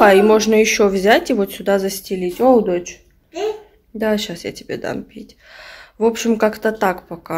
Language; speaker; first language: Russian; native; Russian